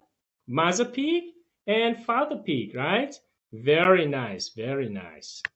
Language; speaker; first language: English; non-native, fluent; Tajik